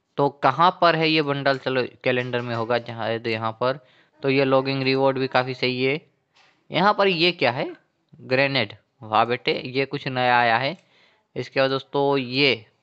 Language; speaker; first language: Hindi; non-native, local second language; Gujarati